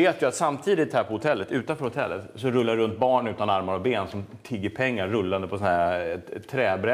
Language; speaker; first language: Swedish; native; Swedish